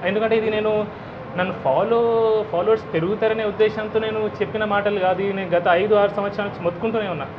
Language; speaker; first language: Telugu; non-native, fluent; Hindi